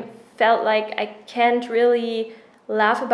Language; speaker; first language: English; non-native, fluent; German